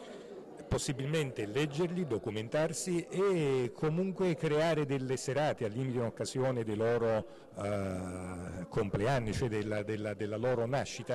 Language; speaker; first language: Italian; native; Italian